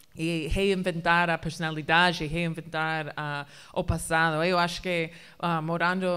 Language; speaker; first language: Portuguese; non-native, fluent; English